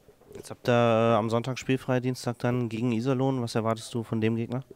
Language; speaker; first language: German; native; German